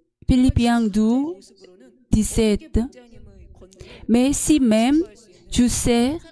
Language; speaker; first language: French; non-native, learner; Korean